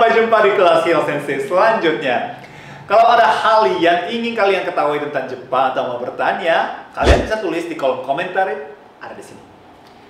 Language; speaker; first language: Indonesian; non-native, fluent; Japanese